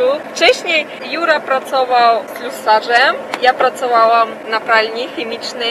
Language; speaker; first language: Polish; non-native, fluent; Russian